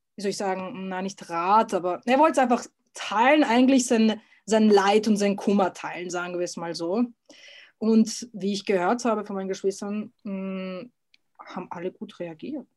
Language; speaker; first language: German; early bilingual, other home language; Serbian